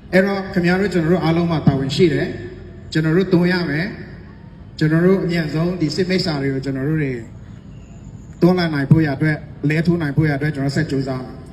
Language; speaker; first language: Burmese; non-native, local second language; Western Kayah